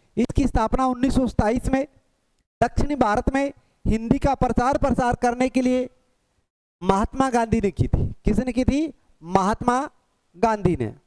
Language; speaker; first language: Hindi; native; Hindi